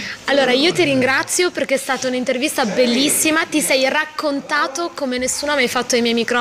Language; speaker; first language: Italian; native; Italian